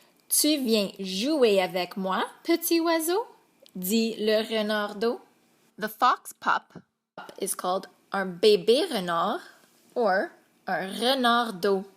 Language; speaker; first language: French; non-native, fluent; English